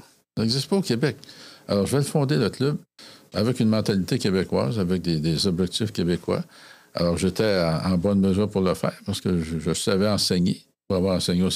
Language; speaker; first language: French; native; French